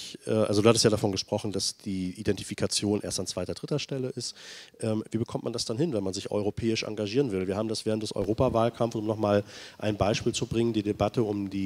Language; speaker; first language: German; native; German